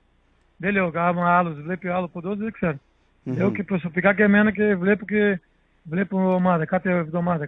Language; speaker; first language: Greek; non-native, learner; Portuguese